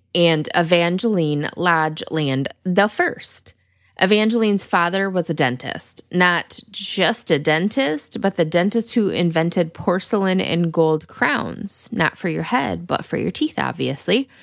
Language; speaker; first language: English; native; English